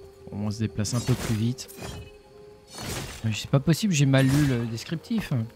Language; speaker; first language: French; native; French